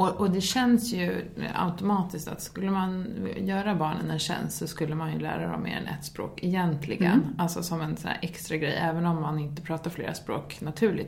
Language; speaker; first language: Swedish; native; Swedish